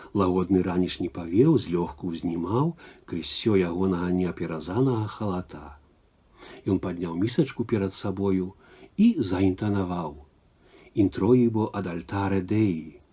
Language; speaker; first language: Belarusian; native; Belarusian